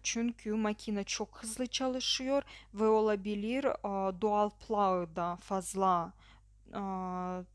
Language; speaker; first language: Turkish; non-native, learner; Russian